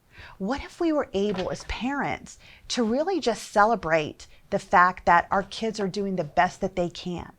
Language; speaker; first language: English; native; English